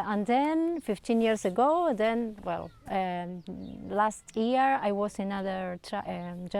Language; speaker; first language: English; non-native, learner; Spanish